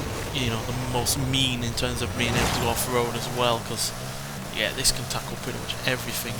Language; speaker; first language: English; native; English